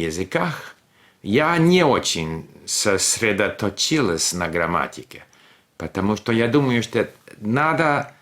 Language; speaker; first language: Russian; non-native, fluent; English